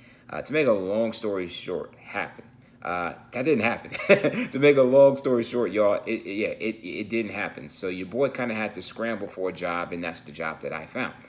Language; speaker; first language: English; native; English